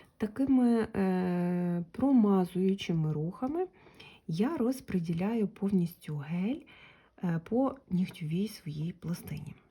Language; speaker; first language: Ukrainian; non-native, local second language; Russian